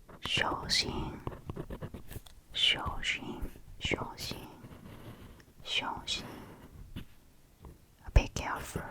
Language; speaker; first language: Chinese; non-native, learner; Korean